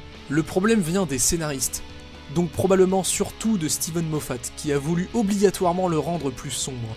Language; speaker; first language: French; native; French